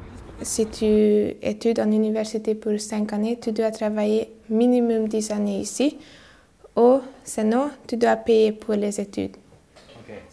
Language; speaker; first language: French; non-native, learner; Hungarian